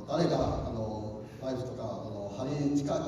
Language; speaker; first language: Japanese; non-native, learner; Cantonese